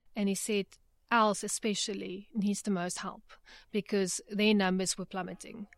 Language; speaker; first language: English; native; English